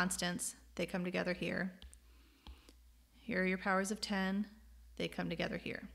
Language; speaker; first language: English; native; English